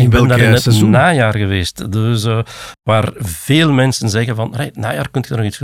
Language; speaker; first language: Dutch; native; Dutch